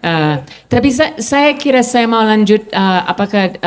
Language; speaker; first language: Indonesian; non-native, fluent; English